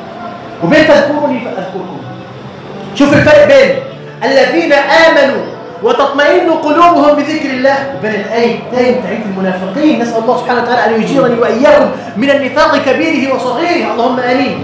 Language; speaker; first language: Arabic; native; Arabic